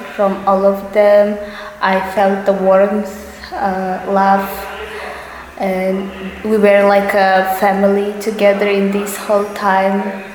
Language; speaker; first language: English; non-native, fluent; Russian